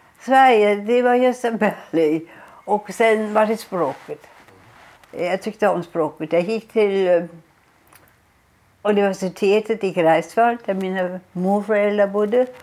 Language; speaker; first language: Swedish; non-native, fluent; German